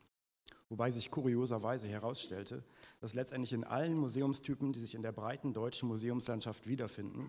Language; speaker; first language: German; native; German